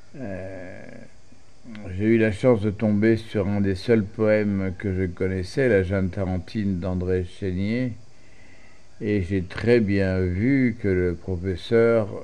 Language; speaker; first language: French; native; French